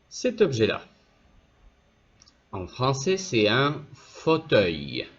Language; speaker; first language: French; non-native, fluent; Spanish